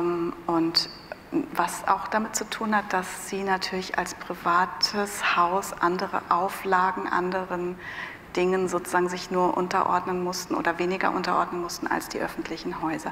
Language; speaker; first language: German; native; German